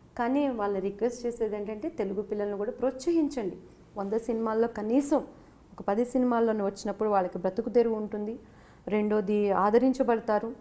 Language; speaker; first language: Telugu; native; Telugu